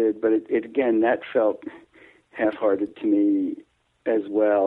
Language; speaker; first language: English; native; English